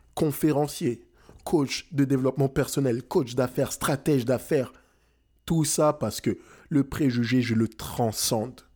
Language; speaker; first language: French; native; French